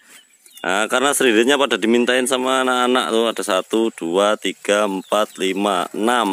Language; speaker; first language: Malay; native; Malay